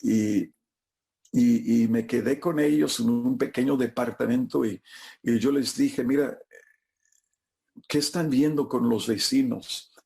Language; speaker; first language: Spanish; non-native, fluent; English